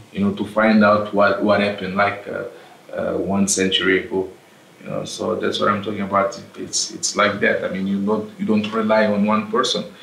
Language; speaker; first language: English; non-native, fluent; Portuguese